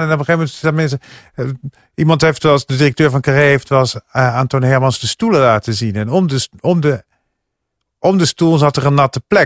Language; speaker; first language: Dutch; native; Dutch